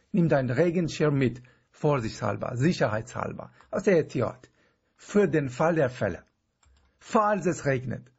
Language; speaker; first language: German; non-native, fluent; Persian